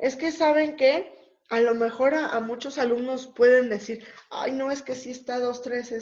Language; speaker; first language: Spanish; native; Spanish